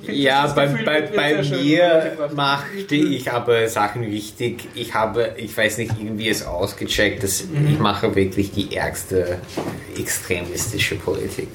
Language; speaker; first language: German; non-native, fluent; English